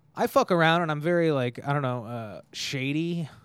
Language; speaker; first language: English; native; English